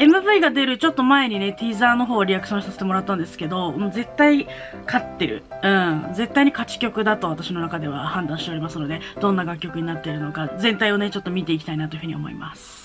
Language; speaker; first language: Japanese; native; Japanese